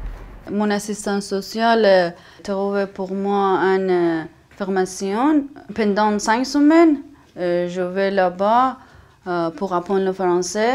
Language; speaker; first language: French; non-native, learner; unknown